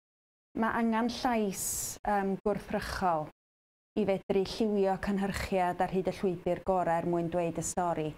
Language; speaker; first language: Welsh; native; Welsh